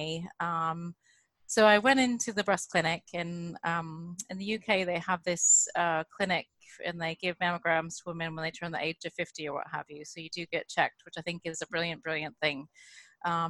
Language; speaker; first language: English; native; English